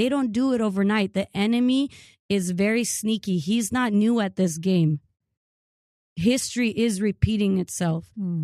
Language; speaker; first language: English; early bilingual, other home language; Ukrainian